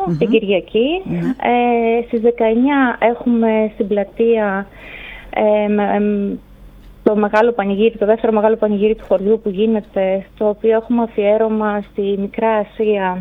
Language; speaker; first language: Greek; native; Greek